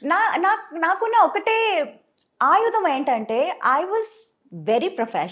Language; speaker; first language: Telugu; non-native, fluent; Tamil